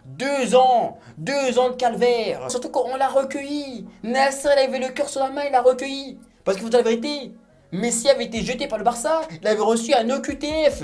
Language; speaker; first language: French; native; French